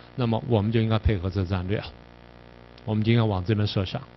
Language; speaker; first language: Chinese; native; Chinese